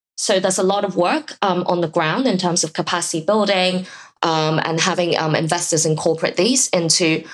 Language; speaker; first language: English; non-native, local second language; Cantonese